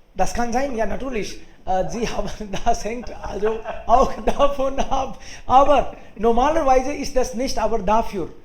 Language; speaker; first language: German; non-native, fluent; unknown